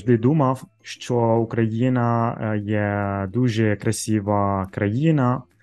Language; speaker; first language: Ukrainian; non-native, learner; Italian